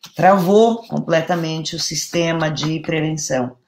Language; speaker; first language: Portuguese; non-native, fluent; Italian